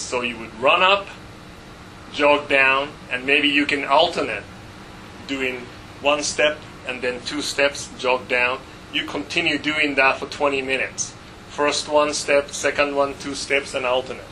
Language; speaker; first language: English; non-native, fluent; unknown